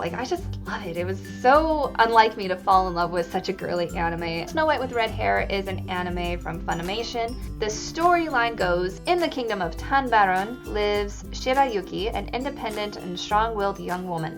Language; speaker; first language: English; native; English